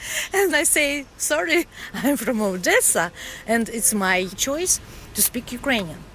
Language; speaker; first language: English; non-native, learner; Ukrainian